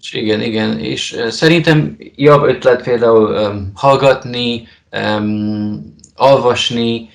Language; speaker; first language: Hungarian; non-native, learner; Polish